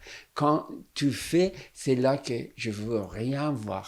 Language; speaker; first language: French; non-native, fluent; Persian